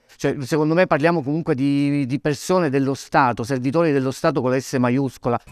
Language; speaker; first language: Italian; native; Italian